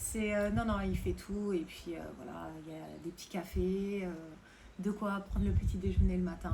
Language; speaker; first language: French; native; French